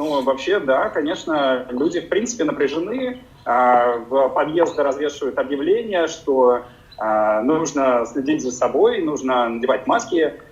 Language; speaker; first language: Russian; native; Russian